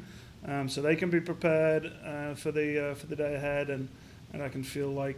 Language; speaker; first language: English; native; English